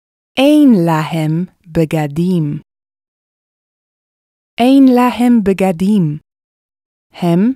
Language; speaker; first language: Hebrew; non-native, fluent; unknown